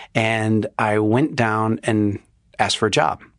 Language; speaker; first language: English; native; English